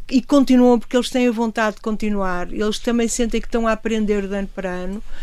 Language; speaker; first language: Portuguese; native; Portuguese